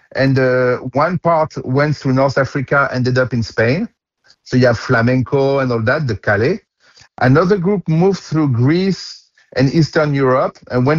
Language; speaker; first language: English; non-native, fluent; French